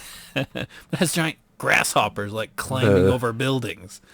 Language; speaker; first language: English; native; English